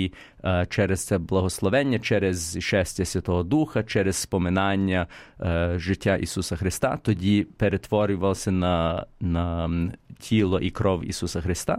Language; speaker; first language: Ukrainian; early bilingual, heritage; Ukrainian